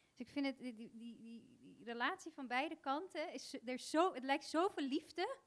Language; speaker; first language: Dutch; early bilingual, other home language; Bosnian